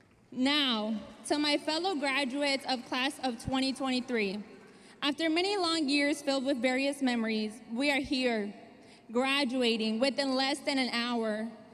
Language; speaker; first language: English; early bilingual, other home language; Spanish